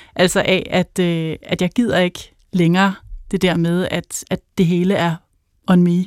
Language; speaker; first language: Danish; native; Danish